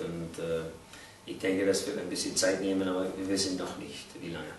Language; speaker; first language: German; non-native, fluent; English